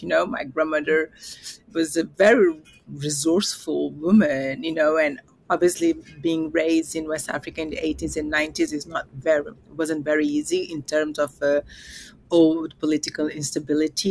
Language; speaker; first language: English; non-native, fluent; Upper Guinea Crioulo